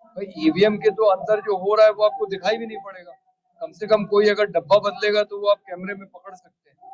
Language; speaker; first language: Hindi; native; Hindi